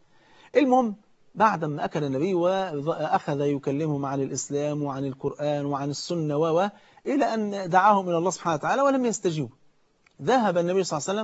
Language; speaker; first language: Arabic; native; Arabic